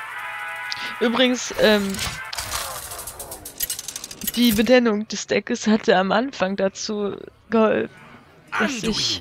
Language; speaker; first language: German; native; German